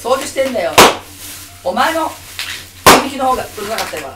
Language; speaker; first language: Japanese; native; Japanese